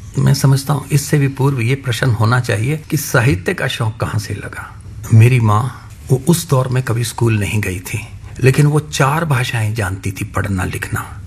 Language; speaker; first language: Hindi; non-native, local second language; Punjabi